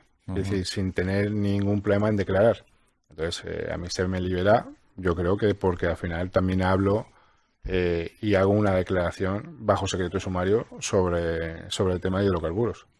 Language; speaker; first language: Spanish; native; Spanish